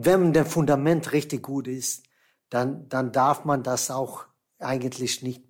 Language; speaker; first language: German; non-native, fluent; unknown